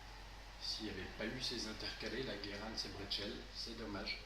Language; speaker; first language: French; native; French